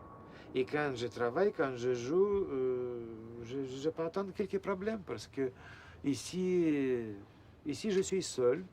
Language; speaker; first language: French; non-native, learner; Russian